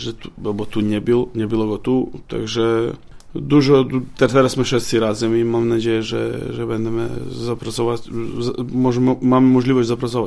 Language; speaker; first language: Polish; non-native, learner; Serbian